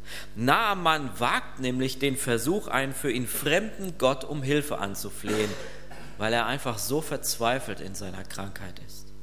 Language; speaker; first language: German; native; German